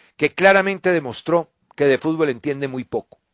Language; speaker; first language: Spanish; native; Spanish